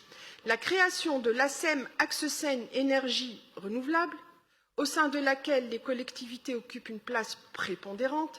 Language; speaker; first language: French; native; French